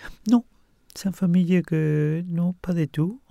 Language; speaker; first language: French; non-native, learner; Spanish